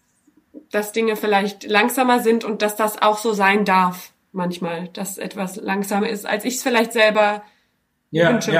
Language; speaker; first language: German; native; German